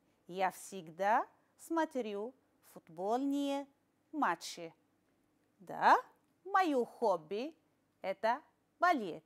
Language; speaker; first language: Russian; non-native, fluent; Arabic